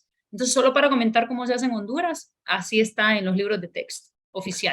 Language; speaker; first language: Spanish; native; Spanish